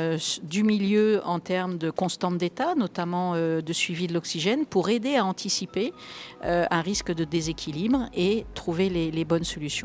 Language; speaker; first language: French; native; French